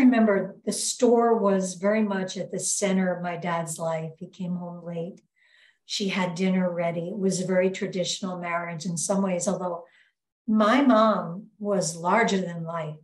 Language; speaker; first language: English; native; English